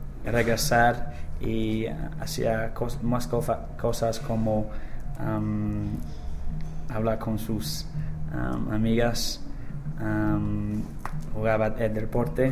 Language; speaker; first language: Spanish; non-native, learner; English